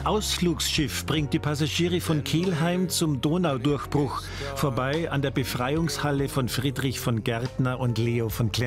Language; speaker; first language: German; native; German